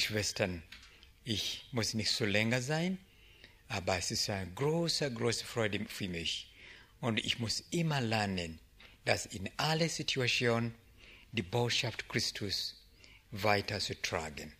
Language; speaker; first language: German; non-native, learner; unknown